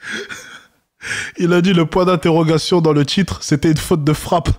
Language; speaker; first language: French; native; French